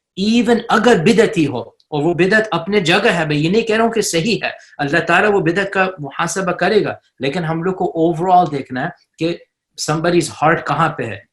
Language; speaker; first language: Urdu; early bilingual, heritage; Urdu